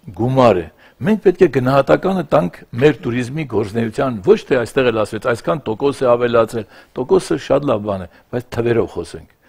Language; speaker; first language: Armenian; native; Armenian